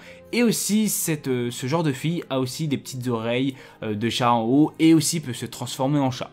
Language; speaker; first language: French; native; French